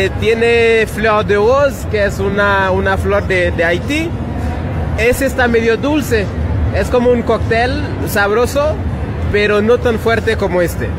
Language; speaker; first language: Spanish; non-native, fluent; Haitian Creole